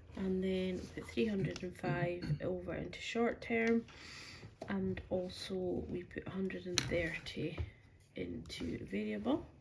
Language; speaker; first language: English; native; English